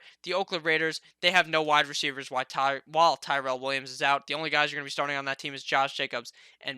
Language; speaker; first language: English; native; English